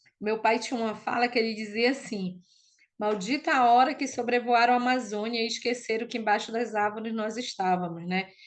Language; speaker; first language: Portuguese; non-native, local second language; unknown